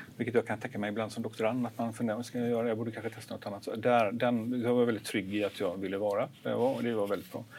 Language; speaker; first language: Swedish; native; Swedish